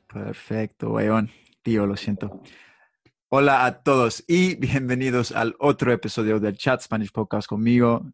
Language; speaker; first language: Spanish; non-native, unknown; English